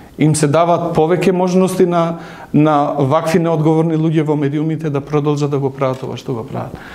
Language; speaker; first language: Macedonian; non-native, local second language; Albanian